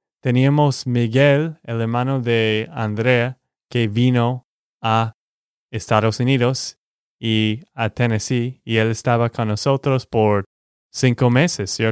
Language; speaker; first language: Spanish; non-native, learner; English